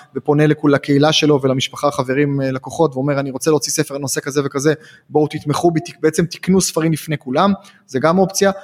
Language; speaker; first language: Hebrew; native; Hebrew